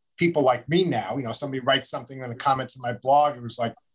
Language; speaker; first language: English; native; English